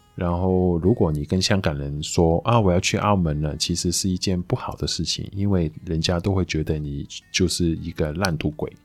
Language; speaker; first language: Chinese; non-native, local second language; Cantonese